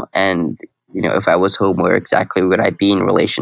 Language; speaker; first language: English; early bilingual, other home language; Arabic